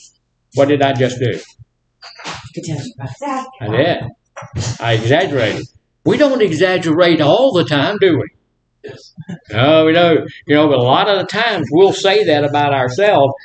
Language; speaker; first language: English; native; English